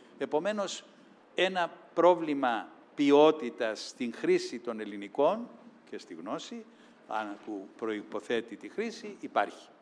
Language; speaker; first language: Greek; native; Greek